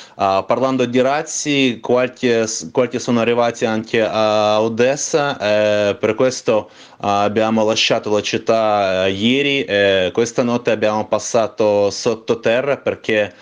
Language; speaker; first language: Italian; non-native, fluent; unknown